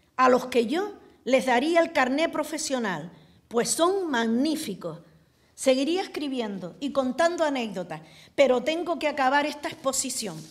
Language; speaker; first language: Spanish; native; Spanish